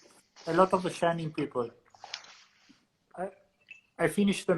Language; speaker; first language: English; non-native, learner; Italian